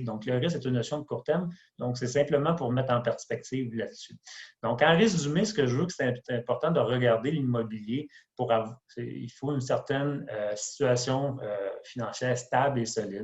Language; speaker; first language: French; native; French